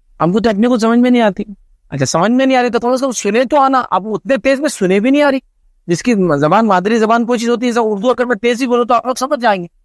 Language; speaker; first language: Urdu; native; Urdu